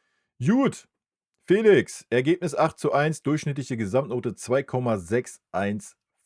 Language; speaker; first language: German; native; German